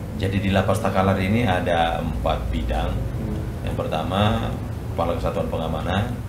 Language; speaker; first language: Indonesian; non-native, local second language; Buginese